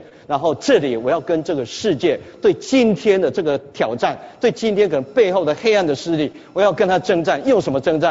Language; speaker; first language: Chinese; native; Chinese